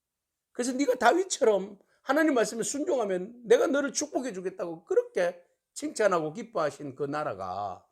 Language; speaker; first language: Korean; native; Korean